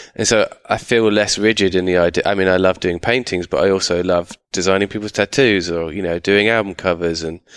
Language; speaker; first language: English; native; English